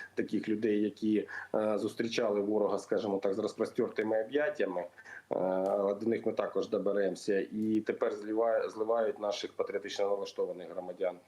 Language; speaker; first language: Ukrainian; non-native, local second language; Russian